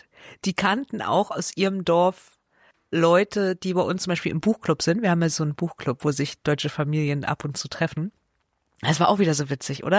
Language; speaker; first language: German; native; German